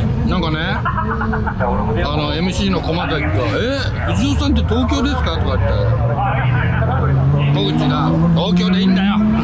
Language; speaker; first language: Japanese; native; Japanese